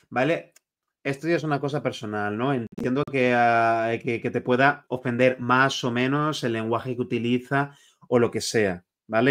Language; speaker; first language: Spanish; native; Spanish